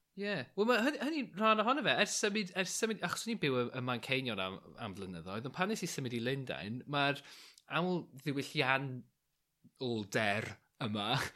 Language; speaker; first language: Welsh; non-native, local second language; English